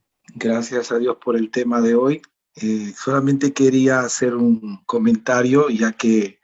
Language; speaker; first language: Spanish; native; Spanish